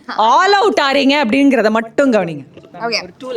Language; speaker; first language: Tamil; native; Tamil